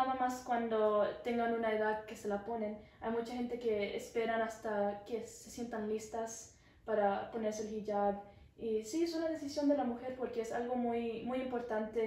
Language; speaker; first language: Spanish; early bilingual, heritage; Spanish